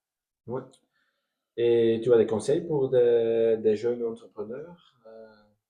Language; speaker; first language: French; non-native, learner; Dutch